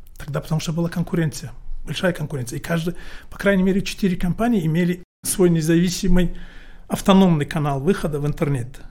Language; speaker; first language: Russian; non-native, local second language; Tajik